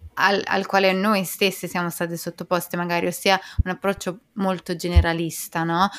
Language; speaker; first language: Italian; native; Italian